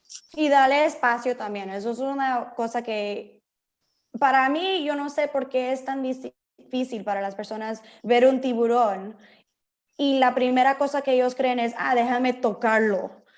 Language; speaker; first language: Spanish; early bilingual, heritage; Spanish